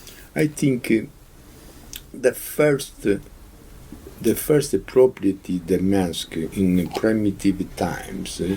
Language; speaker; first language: English; non-native, learner; Italian